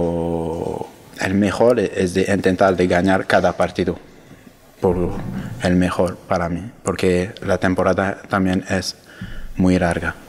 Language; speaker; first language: Spanish; non-native, learner; French